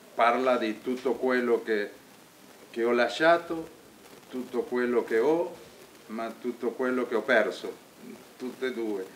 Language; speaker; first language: Italian; non-native, learner; Spanish